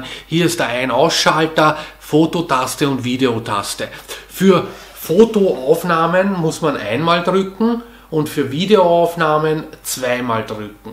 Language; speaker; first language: German; native; German